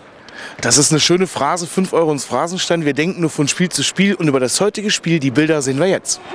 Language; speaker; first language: German; native; German